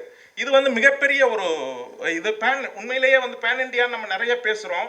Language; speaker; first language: Tamil; native; Tamil